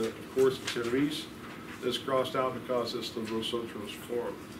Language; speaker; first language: English; native; English